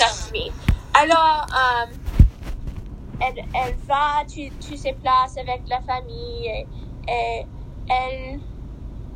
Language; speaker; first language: French; non-native, learner; English